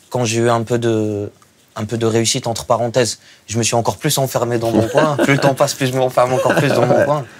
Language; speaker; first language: French; non-native, local second language; Arabic